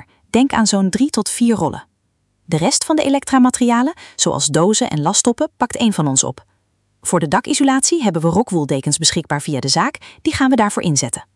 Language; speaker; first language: Dutch; native; Dutch